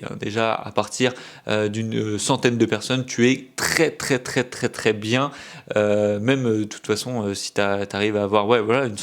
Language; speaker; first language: French; native; French